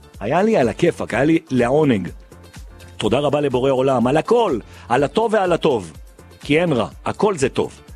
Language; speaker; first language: Hebrew; native; Hebrew